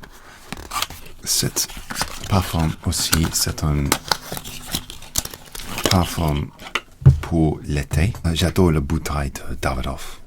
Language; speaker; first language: French; non-native, learner; English